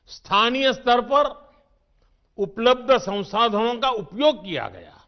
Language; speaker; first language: Hindi; non-native, local second language; Gujarati